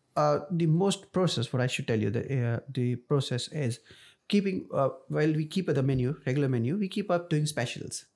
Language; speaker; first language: English; non-native, local second language; Punjabi